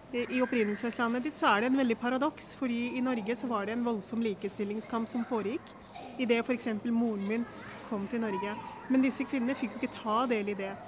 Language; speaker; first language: Norwegian; early bilingual, other home language; Urdu